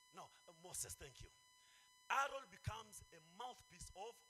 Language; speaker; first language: English; non-native, local second language; Swahili